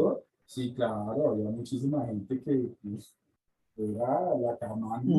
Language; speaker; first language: Spanish; native; Spanish